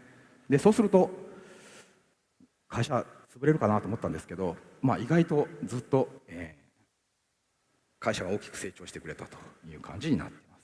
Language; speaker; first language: Japanese; native; Japanese